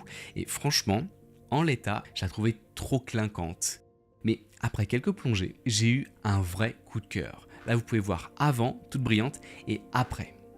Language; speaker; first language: French; native; French